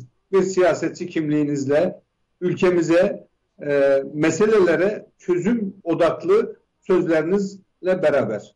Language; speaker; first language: Turkish; native; Turkish